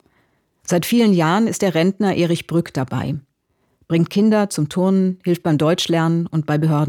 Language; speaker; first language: German; native; German